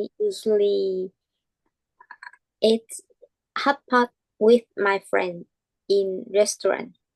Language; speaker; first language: English; non-native, learner; Vietnamese